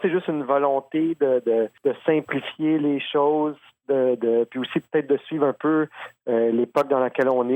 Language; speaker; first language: French; native; French